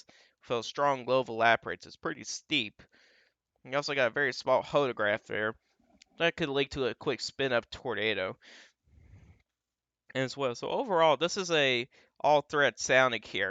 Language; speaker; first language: English; native; English